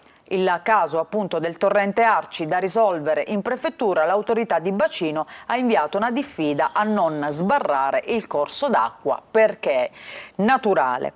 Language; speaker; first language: Italian; native; Italian